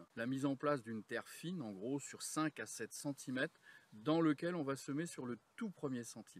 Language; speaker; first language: French; native; French